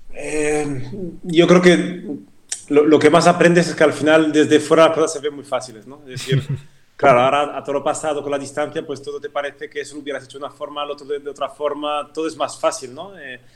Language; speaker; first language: Spanish; non-native, fluent; French